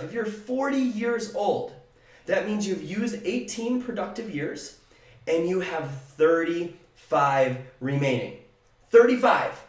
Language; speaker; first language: English; native; English